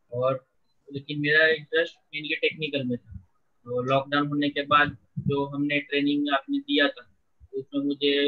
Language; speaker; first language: Hindi; non-native, local second language; Gujarati